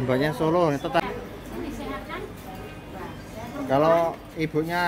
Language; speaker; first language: Indonesian; non-native, local second language; Javanese